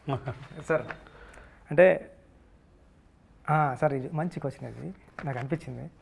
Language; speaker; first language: Telugu; native; Telugu